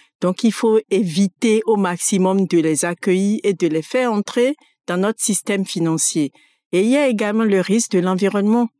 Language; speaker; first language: French; non-native, local second language; Fon